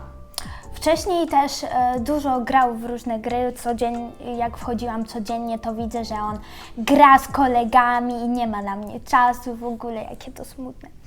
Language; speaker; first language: Polish; early bilingual, other home language; Ukrainian